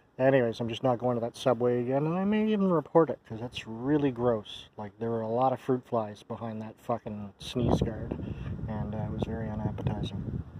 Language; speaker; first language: English; native; English